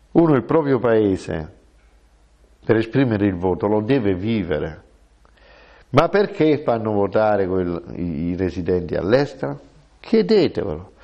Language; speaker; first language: Italian; native; Italian